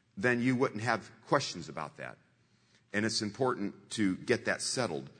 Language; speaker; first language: English; native; English